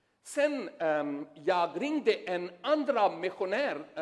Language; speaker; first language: Swedish; non-native, learner; Urdu